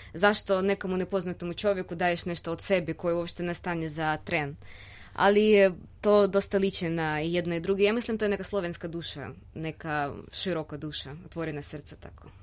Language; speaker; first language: Serbian; non-native, fluent; Russian